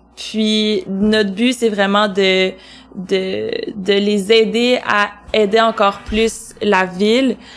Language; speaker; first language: French; native; French